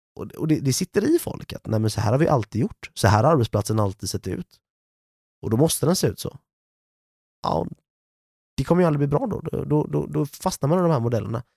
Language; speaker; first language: Swedish; native; Swedish